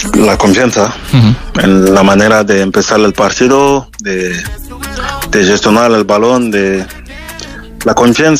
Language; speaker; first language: Spanish; non-native, fluent; French